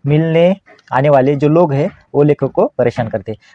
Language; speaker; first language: Hindi; non-native, local second language; Marathi